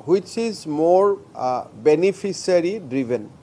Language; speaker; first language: English; non-native, local second language; Assamese